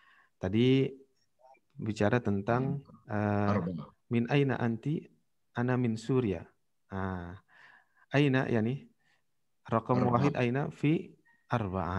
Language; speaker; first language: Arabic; non-native, fluent; Indonesian